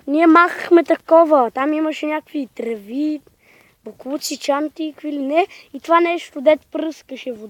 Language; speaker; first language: Bulgarian; native; Bulgarian